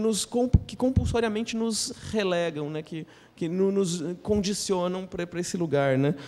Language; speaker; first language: Portuguese; native; Portuguese